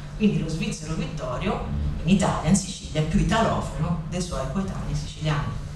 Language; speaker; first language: Italian; native; Italian